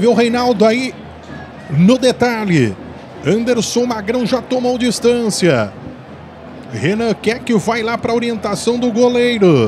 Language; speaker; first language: Portuguese; native; Portuguese